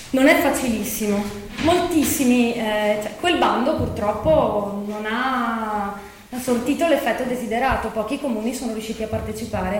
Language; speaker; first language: Italian; native; Italian